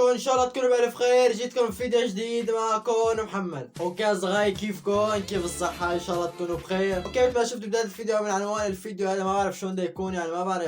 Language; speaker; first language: Arabic; native; Arabic